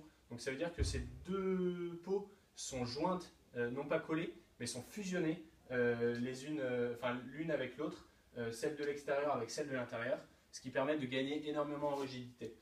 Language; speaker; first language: French; native; French